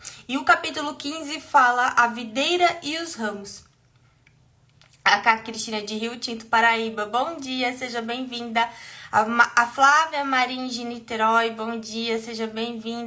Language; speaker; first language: Portuguese; native; Portuguese